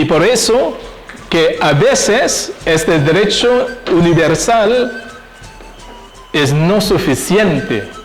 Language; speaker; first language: Spanish; non-native, fluent; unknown